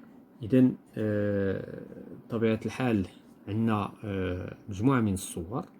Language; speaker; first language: Arabic; native; Arabic